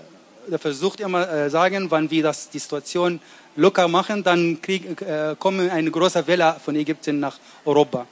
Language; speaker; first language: German; non-native, learner; Arabic